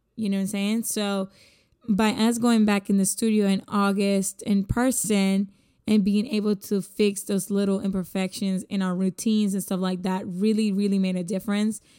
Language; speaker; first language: English; non-native, fluent; Spanish